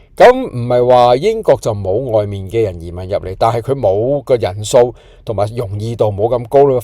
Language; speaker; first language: Cantonese; native; Cantonese